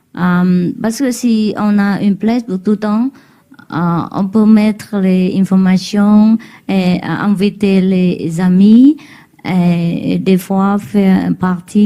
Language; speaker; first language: French; non-native, learner; Chinese